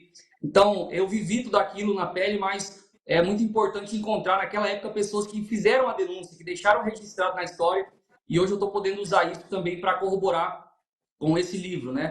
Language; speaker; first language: Portuguese; native; Portuguese